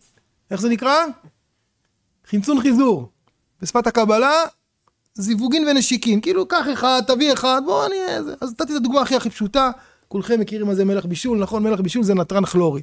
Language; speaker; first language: Hebrew; native; Hebrew